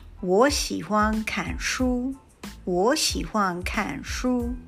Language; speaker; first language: Chinese; non-native, fluent; English